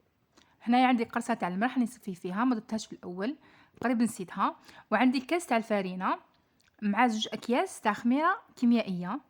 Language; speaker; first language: Arabic; native; Arabic